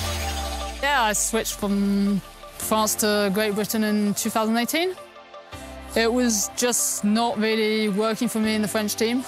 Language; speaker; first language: English; early bilingual, heritage; English